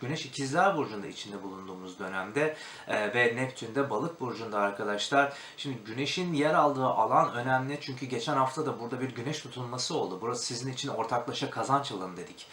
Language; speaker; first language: Turkish; native; Turkish